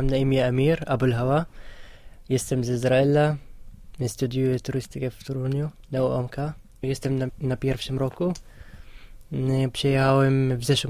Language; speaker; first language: Polish; non-native, learner; Hebrew